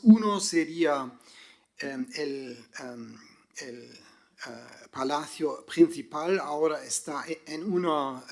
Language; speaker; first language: Spanish; non-native, fluent; German